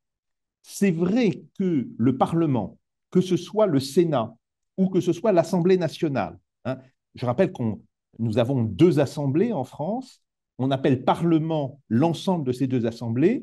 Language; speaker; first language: French; native; French